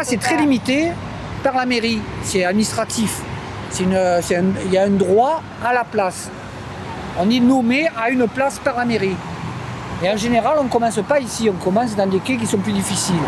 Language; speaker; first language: French; native; French